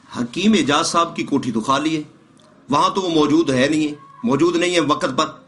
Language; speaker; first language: Urdu; non-native, local second language; Punjabi